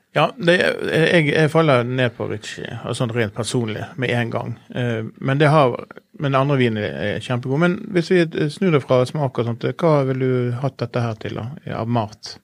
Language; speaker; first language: Norwegian; native; Norwegian